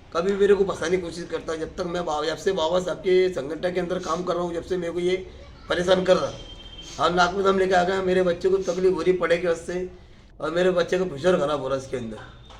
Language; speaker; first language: Hindi; non-native, local second language; Urdu